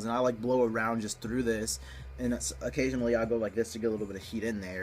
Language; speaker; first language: English; native; English